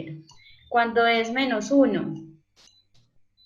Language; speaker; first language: Spanish; native; Spanish